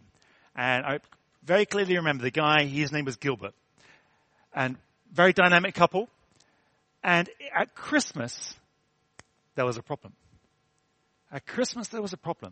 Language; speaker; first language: English; native; English